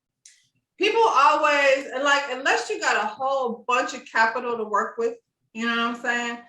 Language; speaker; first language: English; native; English